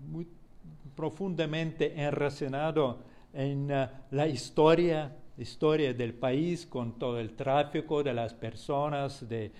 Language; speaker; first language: Spanish; non-native, fluent; Russian